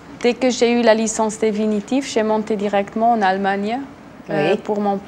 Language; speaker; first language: French; non-native, local second language; German